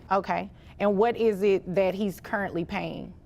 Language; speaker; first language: English; native; English